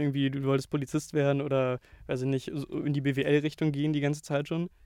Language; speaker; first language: German; native; German